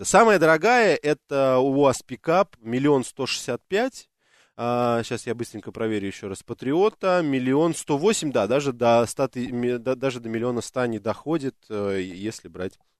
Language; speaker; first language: Russian; native; Russian